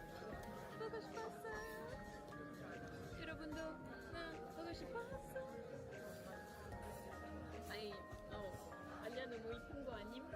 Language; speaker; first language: Korean; non-native, fluent; French